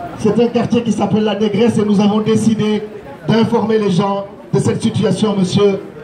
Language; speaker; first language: French; non-native, local second language; Wolof